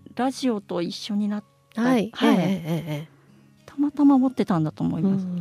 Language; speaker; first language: Japanese; native; Japanese